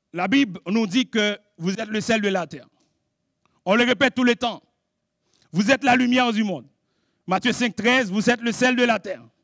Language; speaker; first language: French; non-native, local second language; Haitian Creole